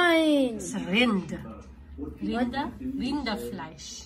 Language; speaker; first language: German; non-native, learner; Filipino